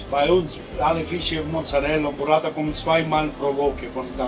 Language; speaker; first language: German; non-native, learner; Italian